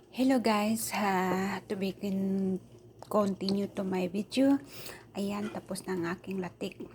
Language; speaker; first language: Filipino; non-native, local second language; Cebuano